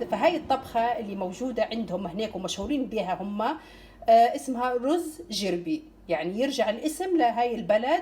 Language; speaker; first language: Arabic; native; Arabic